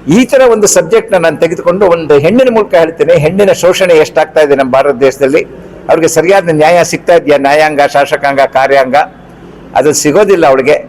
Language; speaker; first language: Kannada; non-native, local second language; Konkani